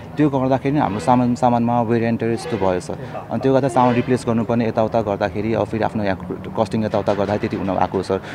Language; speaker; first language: Nepali; native; Nepali